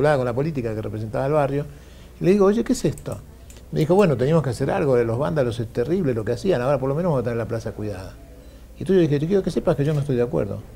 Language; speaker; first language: Spanish; native; Spanish